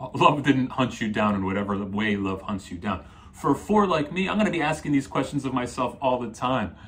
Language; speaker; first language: English; native; English